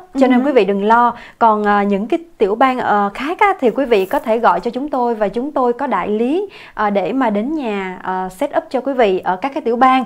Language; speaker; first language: Vietnamese; native; Vietnamese